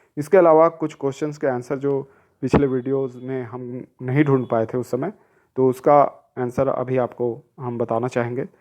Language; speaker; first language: Hindi; native; Hindi